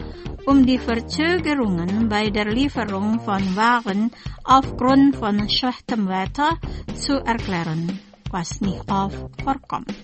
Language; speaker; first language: German; non-native, fluent; Indonesian